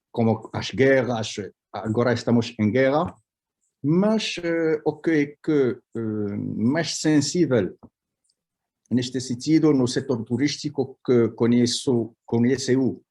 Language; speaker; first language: Portuguese; non-native, fluent; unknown